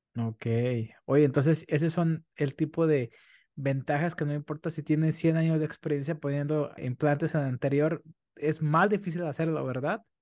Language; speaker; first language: Spanish; native; Spanish